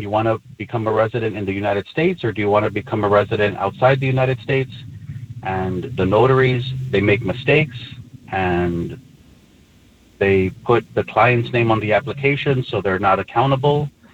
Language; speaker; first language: English; early bilingual, other home language; Spanish